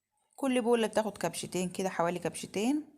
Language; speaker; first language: Arabic; native; Arabic